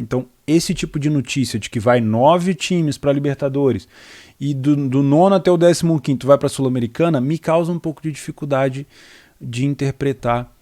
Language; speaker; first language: Portuguese; native; Portuguese